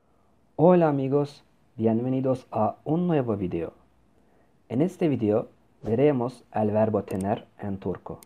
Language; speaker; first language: Spanish; non-native, learner; Turkish